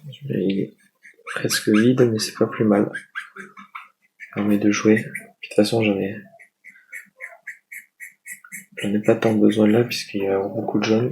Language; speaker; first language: French; native; French